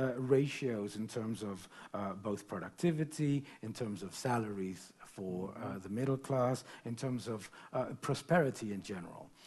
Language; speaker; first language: English; non-native, fluent; Spanish